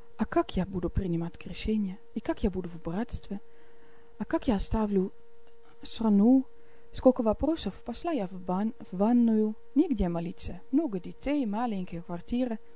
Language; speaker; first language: Russian; non-native, fluent; Dutch